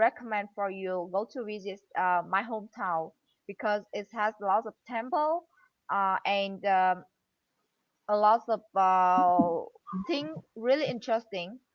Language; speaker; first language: English; non-native, learner; Vietnamese